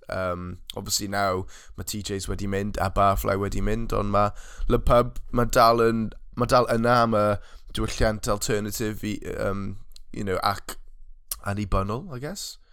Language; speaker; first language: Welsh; non-native, local second language; English